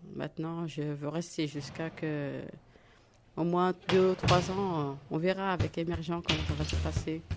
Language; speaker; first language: French; non-native, fluent; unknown